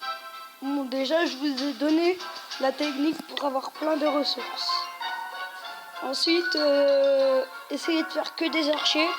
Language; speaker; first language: French; native; French